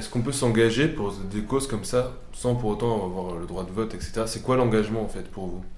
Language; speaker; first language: French; native; French